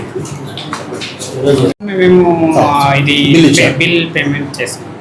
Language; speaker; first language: Telugu; non-native, fluent; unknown